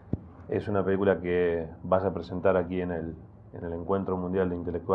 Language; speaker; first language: Spanish; native; Spanish